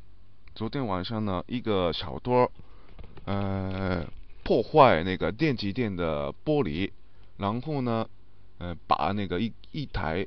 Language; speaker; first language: Chinese; non-native, learner; Japanese